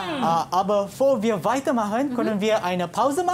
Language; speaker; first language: German; non-native, learner; Malay